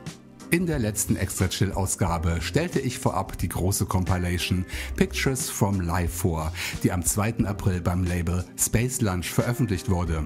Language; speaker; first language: German; native; German